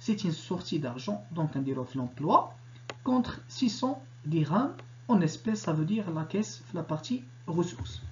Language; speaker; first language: French; non-native, local second language; Arabic